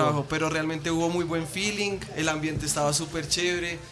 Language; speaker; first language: Spanish; native; Spanish